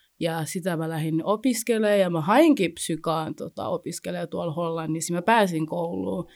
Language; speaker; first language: Finnish; early bilingual, other home language; Kinyarwanda